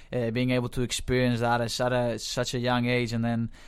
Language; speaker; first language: English; non-native, fluent; Spanish